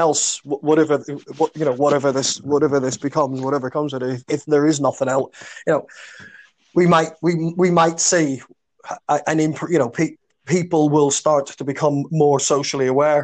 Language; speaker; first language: English; native; English